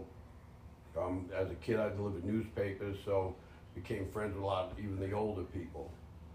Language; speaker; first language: English; native; English